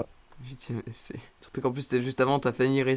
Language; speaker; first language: French; native; French